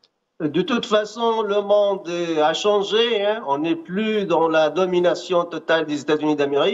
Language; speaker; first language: French; non-native, local second language; Arabic